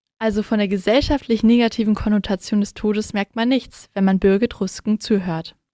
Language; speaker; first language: German; native; German